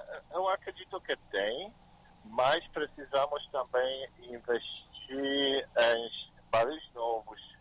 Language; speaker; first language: Portuguese; non-native, learner; Polish